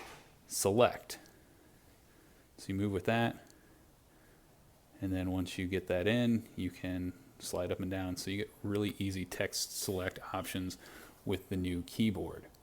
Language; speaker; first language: English; native; English